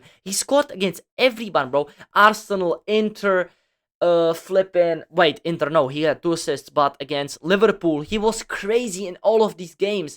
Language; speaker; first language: English; non-native, fluent; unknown